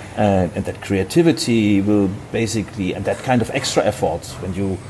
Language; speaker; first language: English; non-native, fluent; German